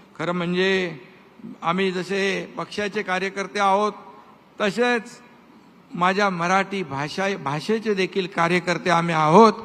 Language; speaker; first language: Marathi; native; Marathi